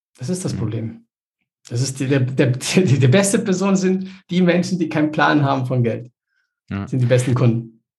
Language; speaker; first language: German; early bilingual, other home language; Spanish